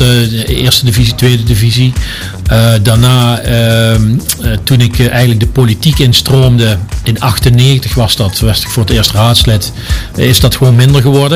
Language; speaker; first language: Dutch; native; Dutch